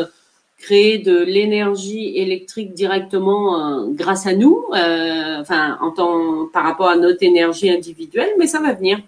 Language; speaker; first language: French; native; French